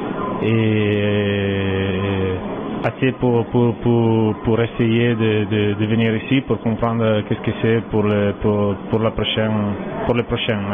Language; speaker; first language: French; non-native, learner; Italian